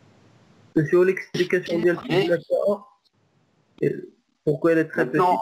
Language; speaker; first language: French; non-native, local second language; Arabic